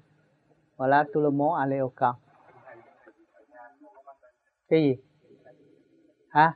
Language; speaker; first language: French; non-native, learner; Vietnamese